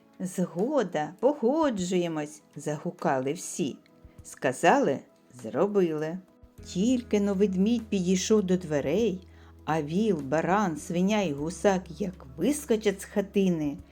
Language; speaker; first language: Ukrainian; native; Ukrainian